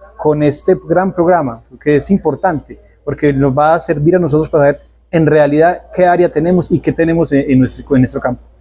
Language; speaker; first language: Spanish; native; Spanish